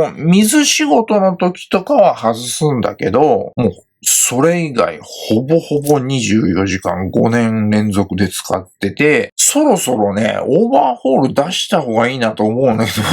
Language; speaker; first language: Japanese; native; Japanese